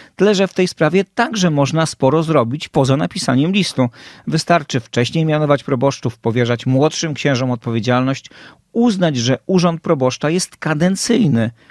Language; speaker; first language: Polish; native; Polish